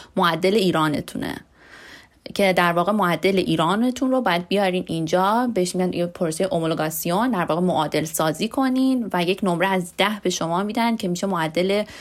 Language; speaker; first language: Persian; native; Persian